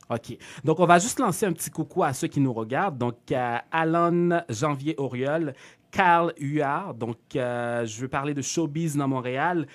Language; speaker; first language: French; native; French